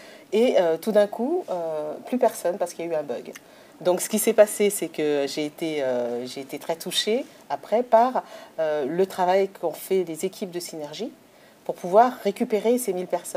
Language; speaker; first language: French; native; French